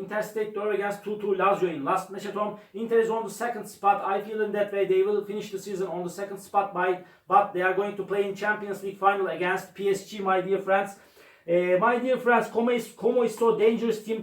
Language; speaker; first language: English; non-native, learner; Turkish